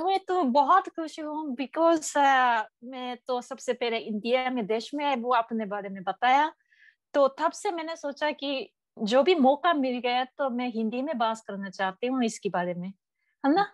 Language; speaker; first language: Hindi; non-native, learner; Japanese